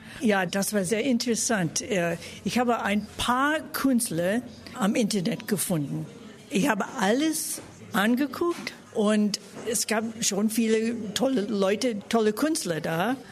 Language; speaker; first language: German; non-native, fluent; English